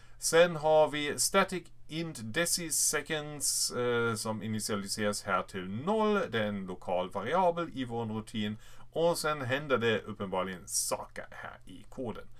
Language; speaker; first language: Swedish; non-native, fluent; German